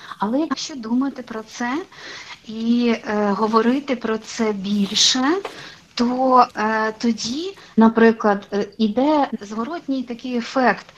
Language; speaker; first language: Ukrainian; non-native, local second language; Russian